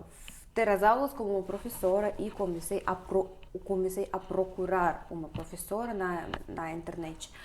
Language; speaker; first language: Portuguese; non-native, fluent; Russian